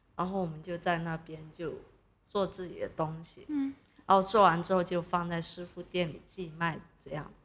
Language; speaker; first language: Chinese; non-native, local second language; Cantonese